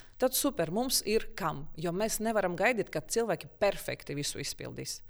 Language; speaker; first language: Latvian; non-native, local second language; Russian